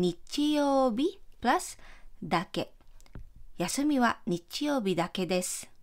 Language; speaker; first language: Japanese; non-native, fluent; Filipino